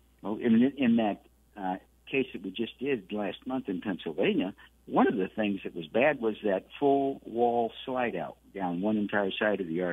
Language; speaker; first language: English; native; English